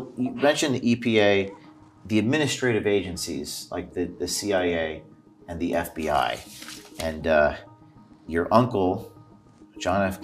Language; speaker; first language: English; native; English